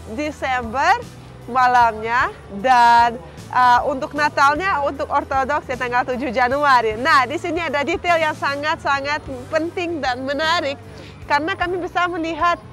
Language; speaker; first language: Indonesian; non-native, fluent; Russian